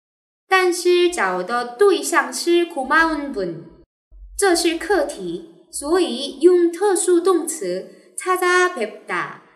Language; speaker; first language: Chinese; non-native, fluent; Korean